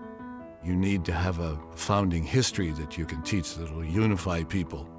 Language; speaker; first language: English; native; English